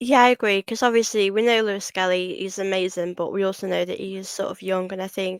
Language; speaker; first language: English; native; English